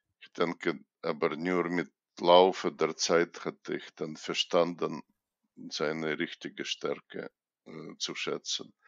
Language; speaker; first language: German; non-native, fluent; Russian